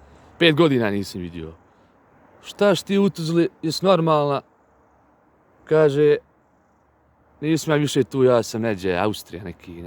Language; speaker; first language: Bosnian; native; Bosnian